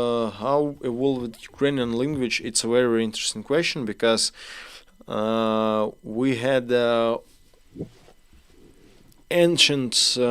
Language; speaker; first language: English; non-native, learner; Ukrainian